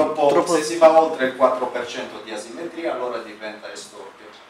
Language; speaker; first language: Italian; native; Italian